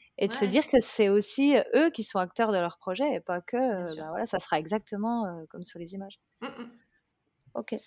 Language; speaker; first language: French; native; French